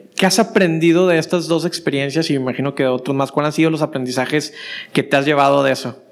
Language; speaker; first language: Spanish; native; Spanish